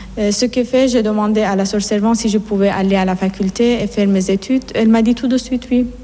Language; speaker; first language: French; non-native, fluent; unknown